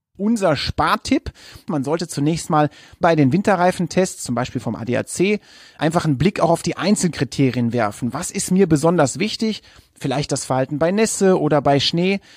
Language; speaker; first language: German; native; German